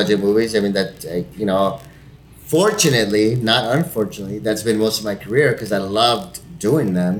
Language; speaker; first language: English; non-native, fluent; Spanish